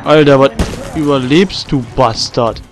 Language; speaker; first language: German; native; German